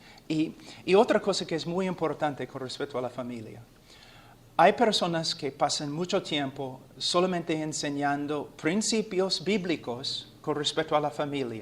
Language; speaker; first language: Spanish; non-native, fluent; English